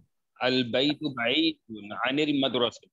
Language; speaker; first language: Arabic; non-native, learner; Urdu